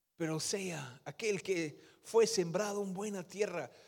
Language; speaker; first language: Spanish; non-native, fluent; Dutch